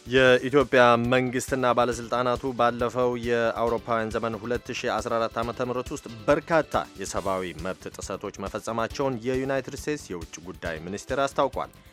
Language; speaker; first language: Amharic; native; Amharic